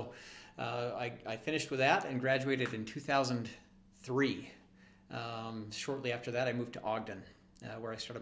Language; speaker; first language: English; native; English